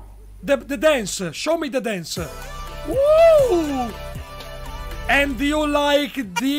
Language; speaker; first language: English; non-native, learner; Italian